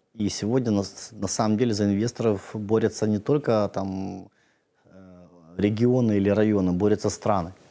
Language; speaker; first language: Russian; native; Russian